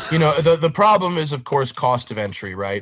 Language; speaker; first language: English; native; English